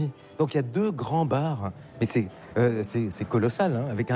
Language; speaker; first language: French; native; French